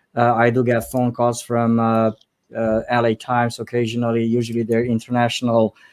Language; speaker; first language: English; non-native, fluent; Romanian